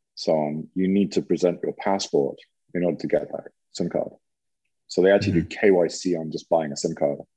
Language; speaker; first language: English; native; English